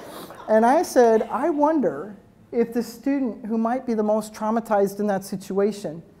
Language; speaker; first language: English; native; English